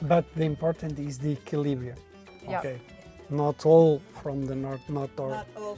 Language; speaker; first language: English; non-native, learner; Portuguese